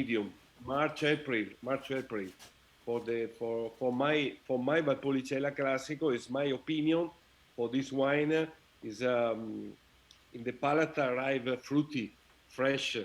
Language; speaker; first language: English; non-native, learner; Italian